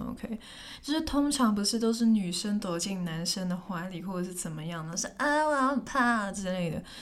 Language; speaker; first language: Chinese; non-native, local second language; Cantonese